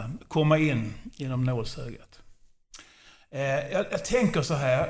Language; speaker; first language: Swedish; non-native, fluent; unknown